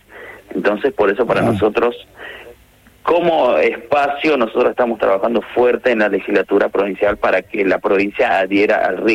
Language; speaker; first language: Spanish; native; Spanish